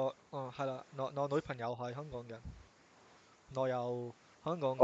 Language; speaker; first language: Cantonese; non-native, learner; English